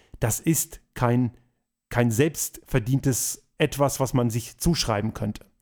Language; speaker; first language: German; early bilingual, other home language; Croatian